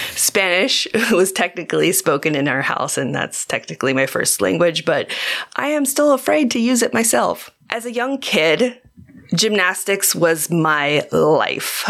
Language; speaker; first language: English; native; English